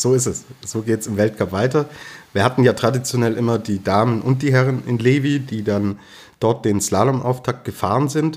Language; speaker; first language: German; native; German